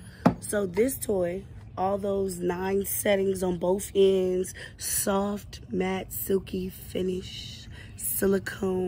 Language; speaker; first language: English; native; English